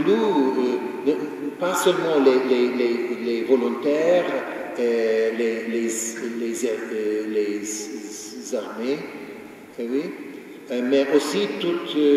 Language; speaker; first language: French; non-native, fluent; Ukrainian